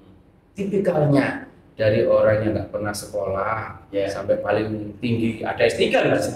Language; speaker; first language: Indonesian; native; Indonesian